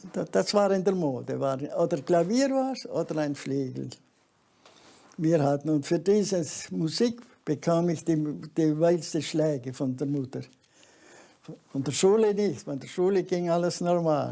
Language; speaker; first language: German; early bilingual, heritage; German